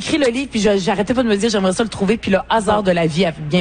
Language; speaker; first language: French; early bilingual, other home language; Arabic